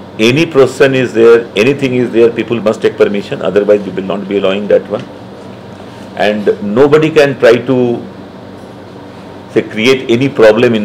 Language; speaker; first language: Kannada; non-native, fluent; Hindi